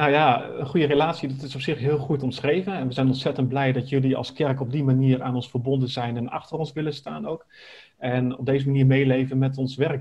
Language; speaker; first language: Dutch; native; Dutch